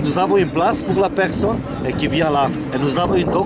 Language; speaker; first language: French; non-native, learner; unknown